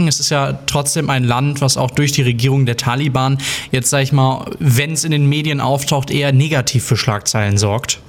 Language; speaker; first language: German; native; German